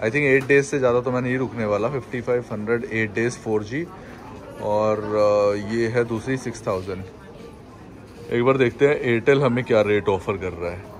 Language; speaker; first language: Hindi; native; Hindi